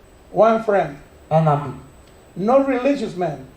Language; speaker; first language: English; non-native, learner; Spanish